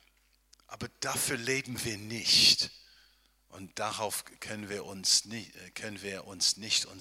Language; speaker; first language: German; non-native, fluent; English